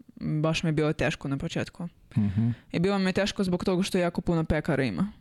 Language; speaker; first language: Serbian; non-native, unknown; Russian